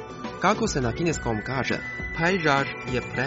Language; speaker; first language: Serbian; non-native, fluent; Chinese